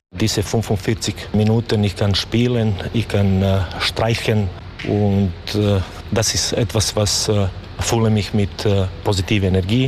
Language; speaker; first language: German; non-native, learner; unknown